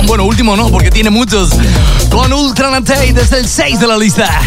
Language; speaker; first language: Spanish; native; Spanish